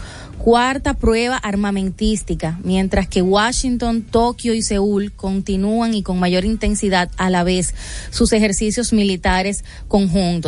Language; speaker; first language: Spanish; native; Spanish